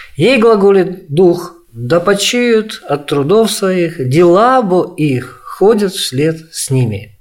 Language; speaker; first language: Russian; native; Russian